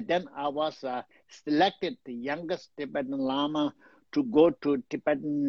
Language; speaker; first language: English; non-native, local second language; Tibetan